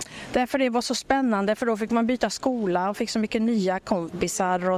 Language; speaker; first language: Swedish; native; Swedish